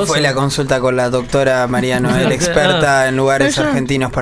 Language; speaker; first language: Spanish; native; Spanish